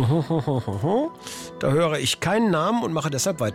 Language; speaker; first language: German; native; German